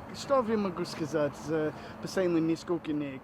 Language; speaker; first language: Russian; non-native, learner; English